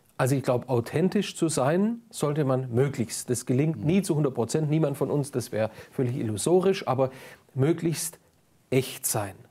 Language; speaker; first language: German; native; German